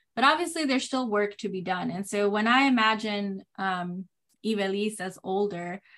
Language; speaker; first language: English; non-native, fluent; Spanish